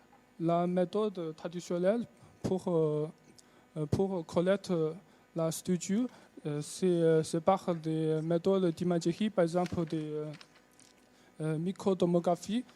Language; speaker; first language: French; non-native, learner; Chinese